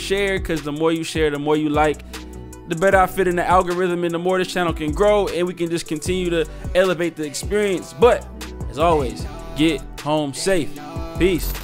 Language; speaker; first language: English; native; English